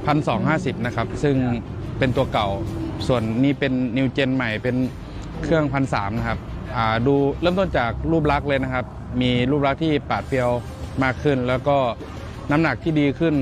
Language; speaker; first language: Thai; native; Thai